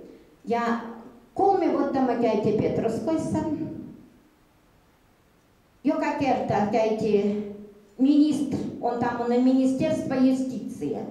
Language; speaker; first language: Finnish; early bilingual, heritage; Finnish